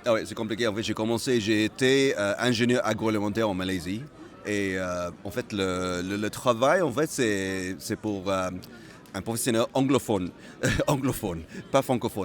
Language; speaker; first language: French; non-native, fluent; Malay